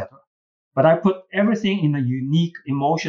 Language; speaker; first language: English; non-native, fluent; Chinese